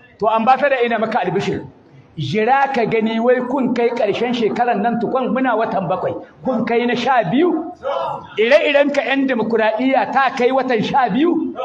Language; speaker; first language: Hausa; native; Hausa